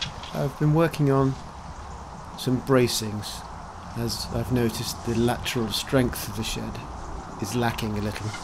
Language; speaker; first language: English; native; English